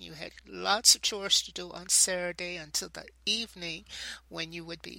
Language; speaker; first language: English; native; English